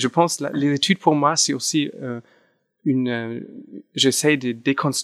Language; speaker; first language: French; non-native, fluent; German